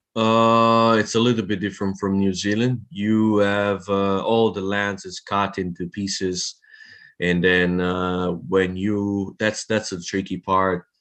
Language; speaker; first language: English; non-native, fluent; Italian